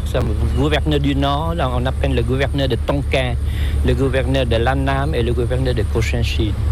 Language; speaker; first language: French; non-native, local second language; Vietnamese